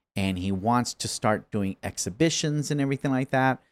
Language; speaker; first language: English; native; English